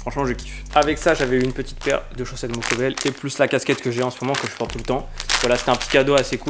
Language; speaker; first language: French; native; French